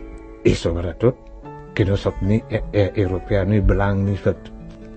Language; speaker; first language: Catalan; non-native, fluent; Wolof